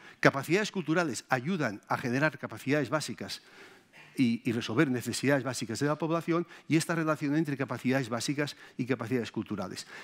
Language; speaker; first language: Spanish; native; Spanish